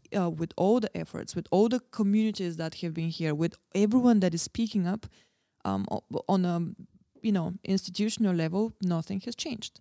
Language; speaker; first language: English; non-native, fluent; Bulgarian